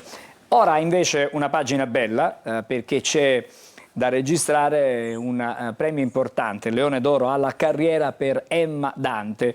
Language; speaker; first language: Italian; native; Italian